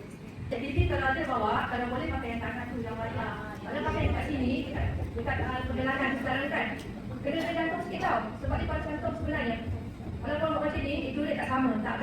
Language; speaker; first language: Malay; native; Malay